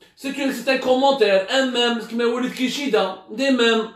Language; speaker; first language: French; non-native, local second language; Arabic